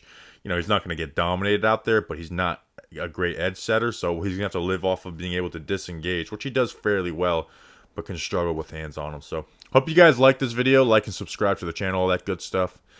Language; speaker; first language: English; native; English